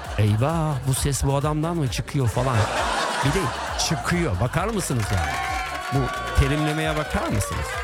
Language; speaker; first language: Turkish; early bilingual, heritage; Turkish